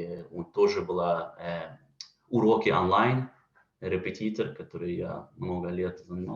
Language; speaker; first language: Russian; non-native, fluent; Swedish